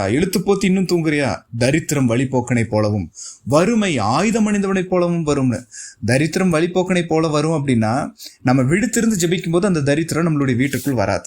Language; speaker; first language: Tamil; native; Tamil